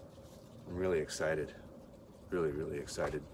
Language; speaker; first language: English; native; English